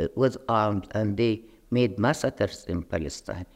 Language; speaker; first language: English; non-native, fluent; Arabic